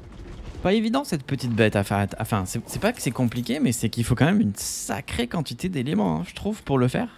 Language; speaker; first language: French; native; French